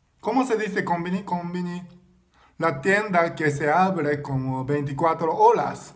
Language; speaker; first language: Spanish; non-native, learner; Japanese